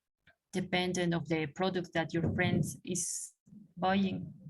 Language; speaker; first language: English; non-native, learner; Spanish